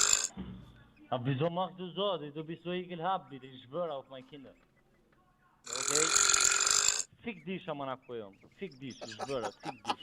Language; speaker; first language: German; non-native, fluent; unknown